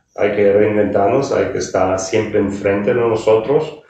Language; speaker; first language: Spanish; non-native, fluent; German